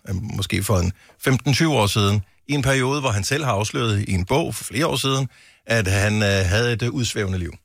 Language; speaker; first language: Danish; native; Danish